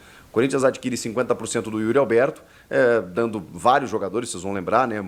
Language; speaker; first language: Portuguese; native; Portuguese